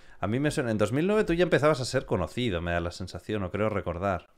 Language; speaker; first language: Spanish; native; Spanish